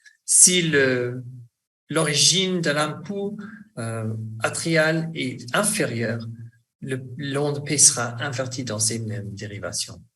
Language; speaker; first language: French; non-native, fluent; English